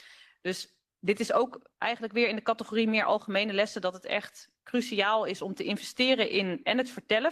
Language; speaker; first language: Dutch; native; Dutch